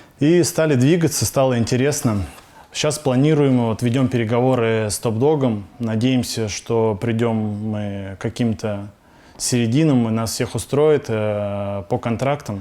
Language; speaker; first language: Russian; native; Russian